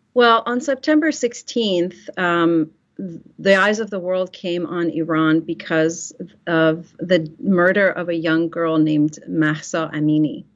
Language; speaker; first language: English; early bilingual, other home language; Persian